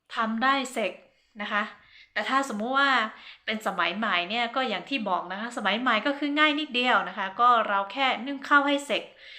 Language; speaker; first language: Thai; non-native, local second language; Hmong